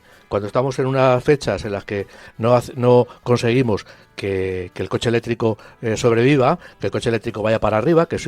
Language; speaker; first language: Spanish; native; Spanish